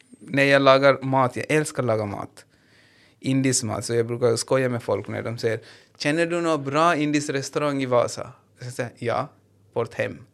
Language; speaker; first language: Swedish; non-native, fluent; Hindi